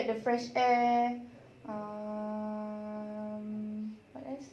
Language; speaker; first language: English; non-native, learner; Malay